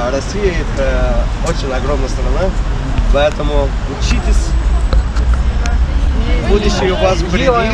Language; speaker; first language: Russian; non-native, fluent; Arabic